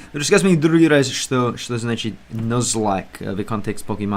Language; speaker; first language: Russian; non-native, learner; English